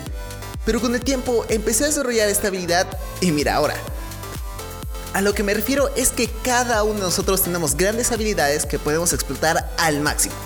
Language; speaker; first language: Spanish; native; Spanish